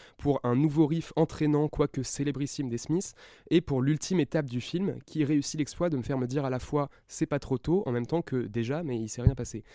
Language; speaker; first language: French; native; French